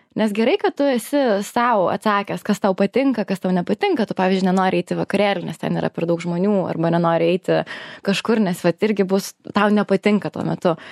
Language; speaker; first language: Lithuanian; native; Lithuanian